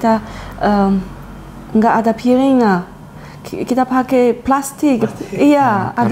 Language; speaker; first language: Indonesian; non-native, learner; Chinese